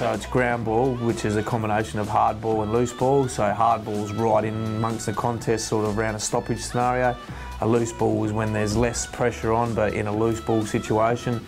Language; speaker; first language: English; native; English